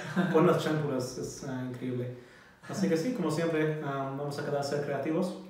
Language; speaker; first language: Spanish; non-native, fluent; German